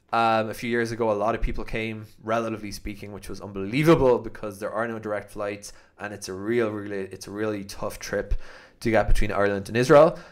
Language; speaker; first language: English; native; English